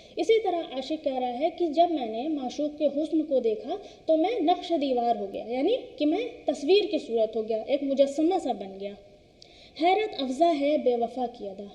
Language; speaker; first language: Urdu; native; Urdu